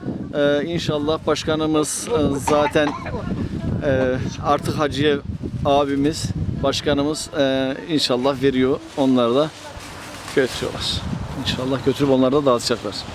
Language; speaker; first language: Turkish; native; Turkish